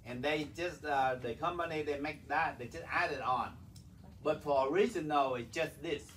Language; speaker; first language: English; non-native, learner; Vietnamese